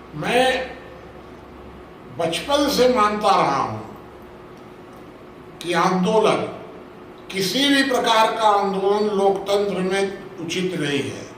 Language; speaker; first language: Hindi; native; Hindi